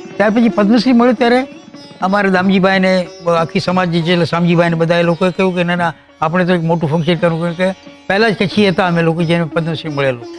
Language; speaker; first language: Gujarati; non-native, local second language; Kachhi